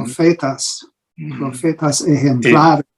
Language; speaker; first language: Spanish; non-native, learner; English